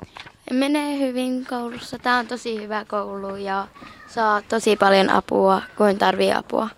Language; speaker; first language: Finnish; early bilingual, heritage; Finnish